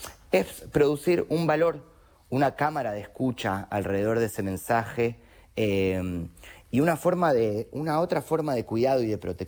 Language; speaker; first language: Spanish; native; Spanish